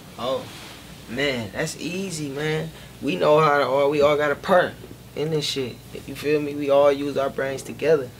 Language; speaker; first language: English; native; English